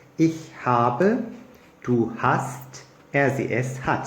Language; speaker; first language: German; non-native, fluent; Turkish